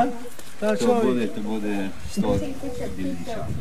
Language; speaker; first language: Ukrainian; native; Ukrainian